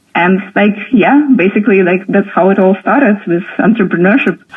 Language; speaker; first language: English; non-native, fluent; Russian